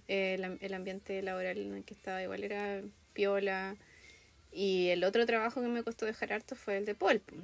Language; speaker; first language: Spanish; native; Spanish